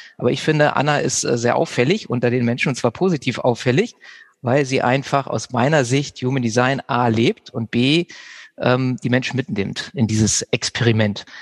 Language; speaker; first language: German; native; German